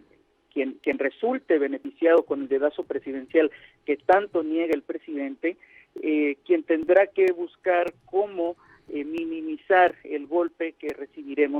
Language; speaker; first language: Spanish; native; Spanish